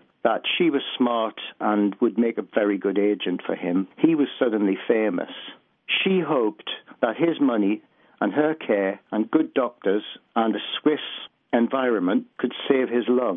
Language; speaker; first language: English; native; English